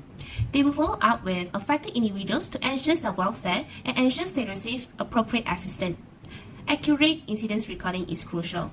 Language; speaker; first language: English; non-native, local second language; Malay